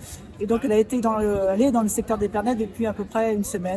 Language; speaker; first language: French; native; French